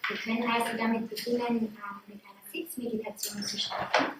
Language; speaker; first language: German; native; German